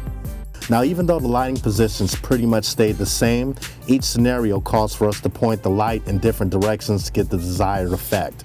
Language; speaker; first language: English; native; English